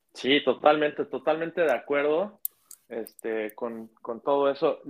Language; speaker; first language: Spanish; native; Spanish